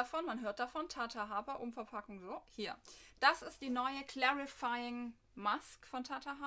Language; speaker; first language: German; native; German